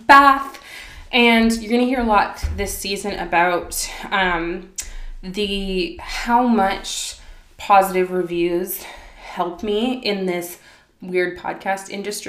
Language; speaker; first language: English; native; English